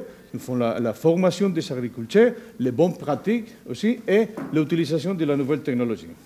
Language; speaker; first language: French; non-native, learner; Spanish